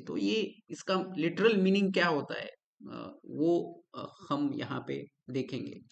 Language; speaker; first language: Hindi; non-native, local second language; Marathi